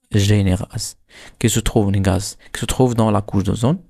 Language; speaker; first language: French; non-native, local second language; Arabic